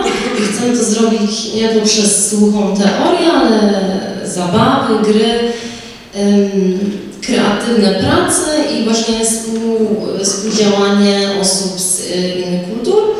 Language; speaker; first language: Polish; early bilingual, heritage; Polish